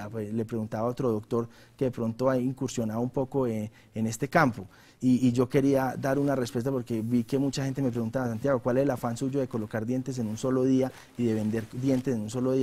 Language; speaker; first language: Spanish; native; Spanish